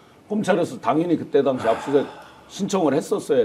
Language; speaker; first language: Korean; native; Korean